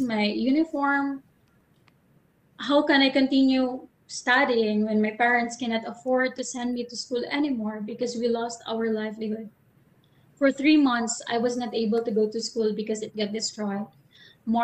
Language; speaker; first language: English; non-native, local second language; Waray